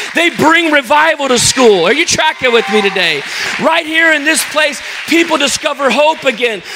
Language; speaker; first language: English; native; English